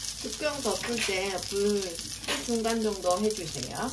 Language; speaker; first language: Korean; non-native, fluent; Vietnamese